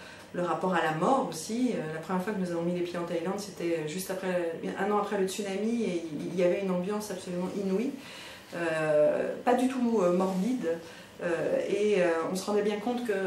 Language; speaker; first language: French; native; French